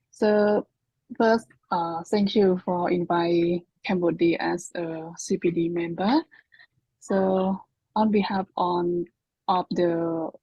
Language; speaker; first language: English; non-native, learner; Khmer